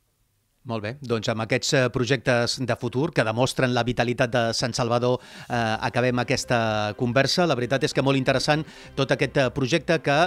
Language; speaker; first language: Catalan; native; Catalan